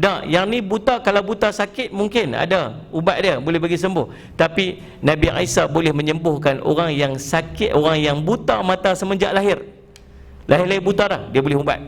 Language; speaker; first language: Malay; native; Malay